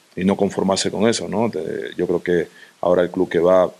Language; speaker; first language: Spanish; native; Spanish